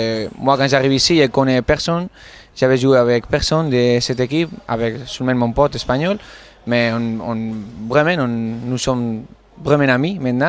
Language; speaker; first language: French; non-native, learner; Spanish